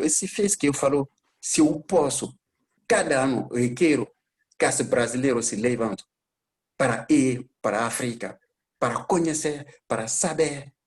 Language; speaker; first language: Portuguese; non-native, learner; Bambara